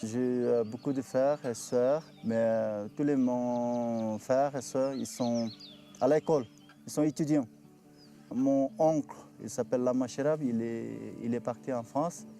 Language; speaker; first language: French; non-native, learner; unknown